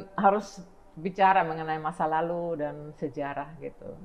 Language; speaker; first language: Indonesian; non-native, fluent; Dutch